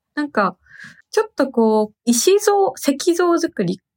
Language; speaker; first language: Japanese; native; Japanese